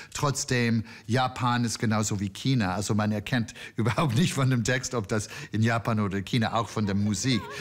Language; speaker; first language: German; non-native, fluent; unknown